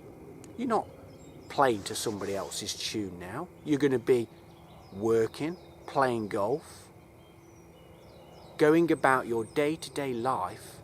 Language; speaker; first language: English; native; English